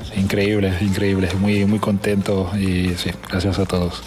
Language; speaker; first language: Spanish; non-native, fluent; French